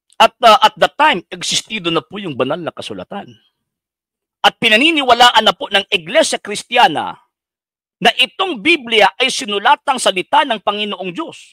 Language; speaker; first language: Filipino; non-native, local second language; Cebuano